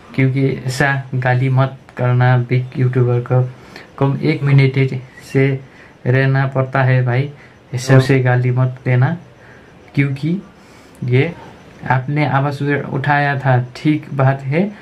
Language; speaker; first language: Hindi; non-native, local second language; Nepali